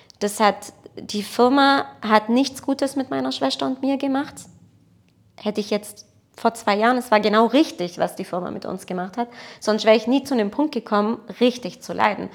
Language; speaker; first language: German; early bilingual, other home language; Portuguese